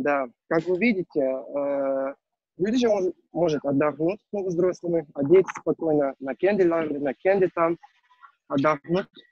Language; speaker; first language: Russian; non-native, learner; Turkish